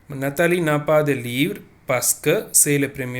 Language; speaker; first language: French; non-native, fluent; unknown